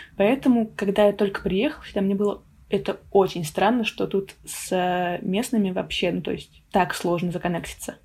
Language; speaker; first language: Russian; native; Russian